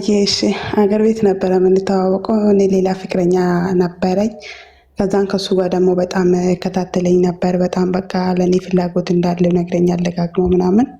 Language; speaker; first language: Amharic; non-native, local second language; Oromo